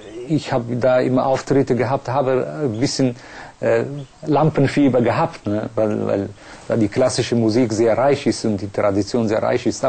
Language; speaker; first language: German; non-native, fluent; Persian